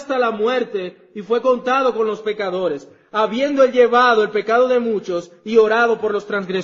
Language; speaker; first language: Spanish; native; Spanish